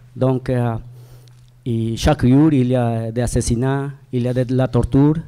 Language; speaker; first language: French; non-native, learner; Spanish